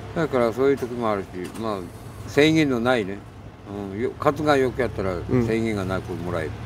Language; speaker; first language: Japanese; native; Japanese